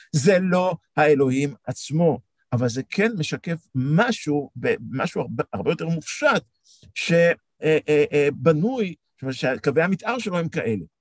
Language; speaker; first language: Hebrew; native; Hebrew